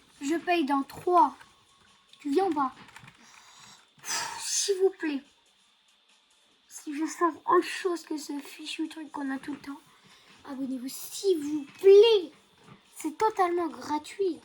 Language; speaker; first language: French; native; French